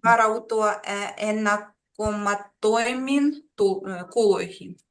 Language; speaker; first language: Finnish; non-native, learner; Russian